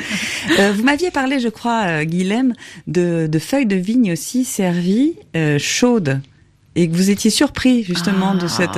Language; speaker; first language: French; native; French